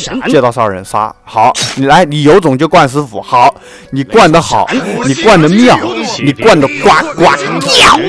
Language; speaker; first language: Chinese; native; Chinese